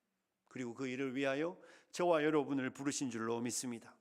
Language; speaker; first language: Korean; native; Korean